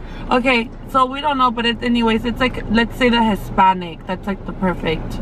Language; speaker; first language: English; early bilingual, other home language; Spanish